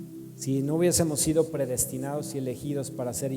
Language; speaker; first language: Spanish; native; Spanish